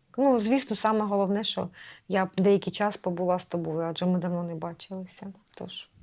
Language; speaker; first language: Ukrainian; native; Ukrainian